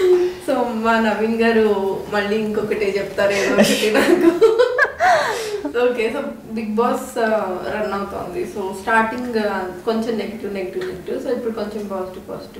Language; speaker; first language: Telugu; native; Telugu